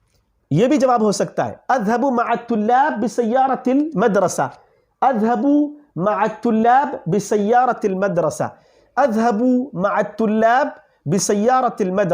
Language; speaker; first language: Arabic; non-native, fluent; Urdu